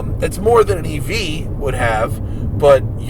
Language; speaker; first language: English; native; English